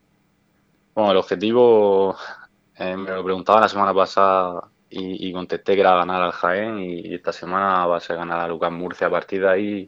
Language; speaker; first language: Spanish; native; Spanish